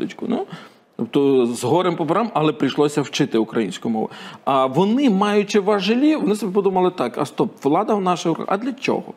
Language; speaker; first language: Ukrainian; native; Ukrainian